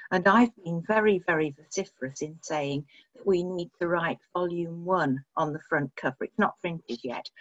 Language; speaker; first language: English; native; English